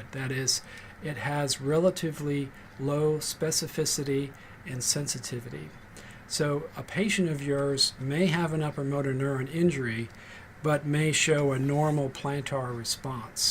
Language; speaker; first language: English; native; English